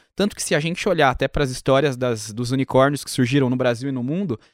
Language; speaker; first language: Portuguese; native; Portuguese